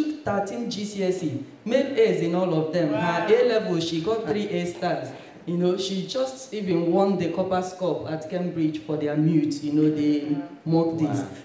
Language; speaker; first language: English; non-native, local second language; Igbo